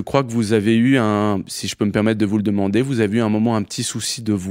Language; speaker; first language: French; native; French